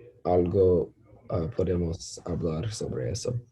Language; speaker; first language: Spanish; non-native, learner; English